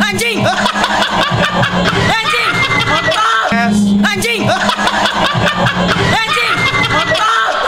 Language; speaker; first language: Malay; non-native, local second language; Sundanese